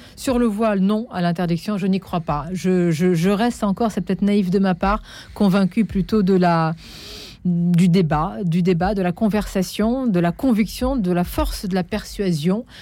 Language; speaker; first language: French; non-native, local second language; Arabic